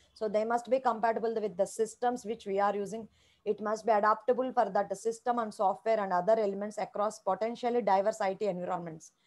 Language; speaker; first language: English; non-native, local second language; Telugu